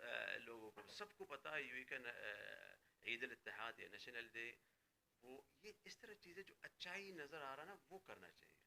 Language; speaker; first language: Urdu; non-native, fluent; Arabic